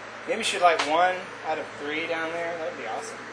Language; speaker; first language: English; native; English